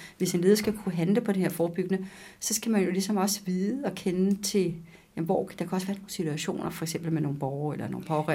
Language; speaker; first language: Danish; native; Danish